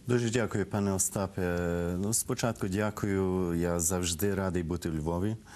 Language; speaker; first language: Ukrainian; early bilingual, heritage; Ukrainian